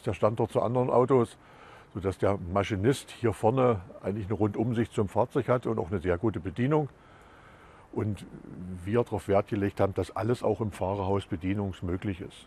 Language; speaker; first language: German; native; German